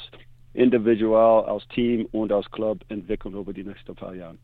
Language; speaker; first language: German; non-native, learner; English